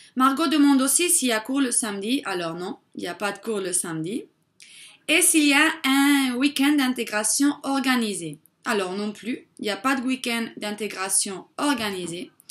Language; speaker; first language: French; non-native, fluent; Spanish